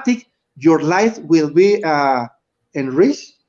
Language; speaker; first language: English; non-native, learner; Spanish